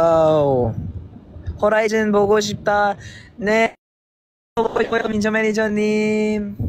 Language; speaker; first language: Korean; non-native, learner; Filipino